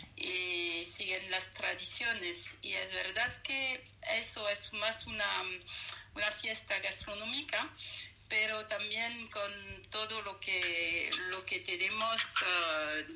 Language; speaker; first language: Spanish; non-native, fluent; French